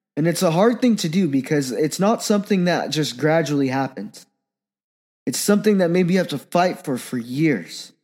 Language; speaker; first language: English; native; English